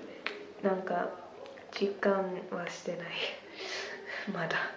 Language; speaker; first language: Japanese; non-native, fluent; English